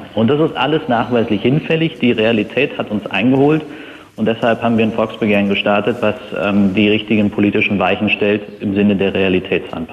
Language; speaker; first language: German; native; German